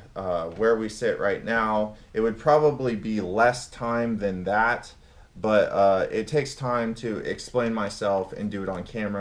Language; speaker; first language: English; native; English